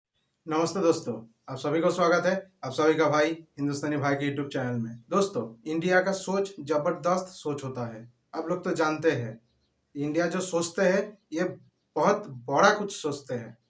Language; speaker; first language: Hindi; non-native, local second language; Bangla